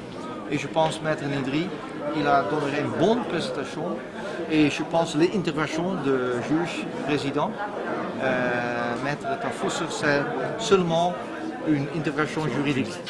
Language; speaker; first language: French; non-native, fluent; Dutch